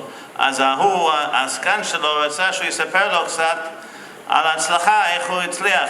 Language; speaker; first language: Hebrew; non-native, fluent; English